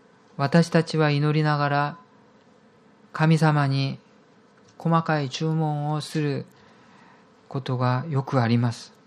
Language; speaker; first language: Japanese; non-native, fluent; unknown